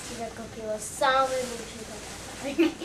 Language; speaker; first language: Russian; early bilingual, heritage; Russian